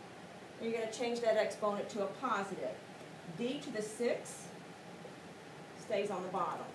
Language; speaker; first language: English; native; English